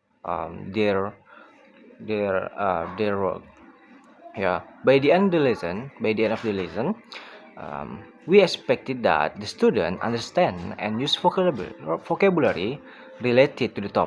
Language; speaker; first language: English; non-native, learner; Indonesian